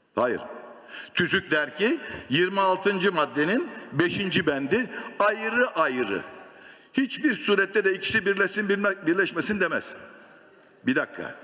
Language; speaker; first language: Turkish; native; Turkish